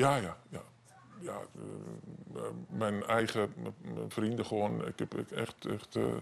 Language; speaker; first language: Dutch; non-native, learner; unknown